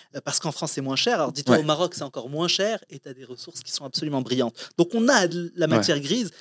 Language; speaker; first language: French; non-native, local second language; Arabic